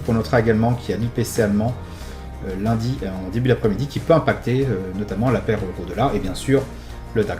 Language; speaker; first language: French; native; French